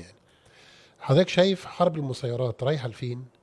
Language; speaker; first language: Arabic; native; Arabic